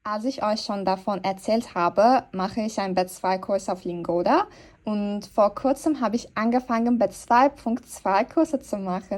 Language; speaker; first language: German; non-native, fluent; Turkish